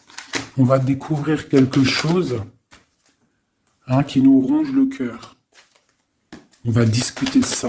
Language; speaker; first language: French; native; French